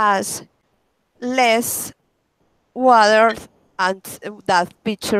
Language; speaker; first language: English; non-native, learner; Spanish